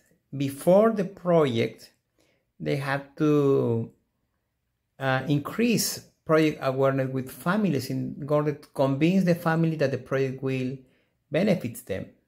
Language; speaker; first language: English; non-native, fluent; Spanish